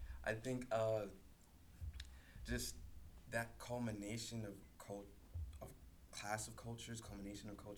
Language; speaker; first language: English; native; English